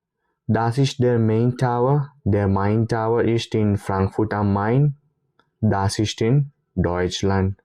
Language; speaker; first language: German; non-native, fluent; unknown